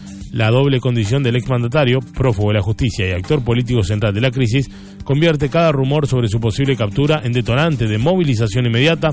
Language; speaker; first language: Spanish; native; Spanish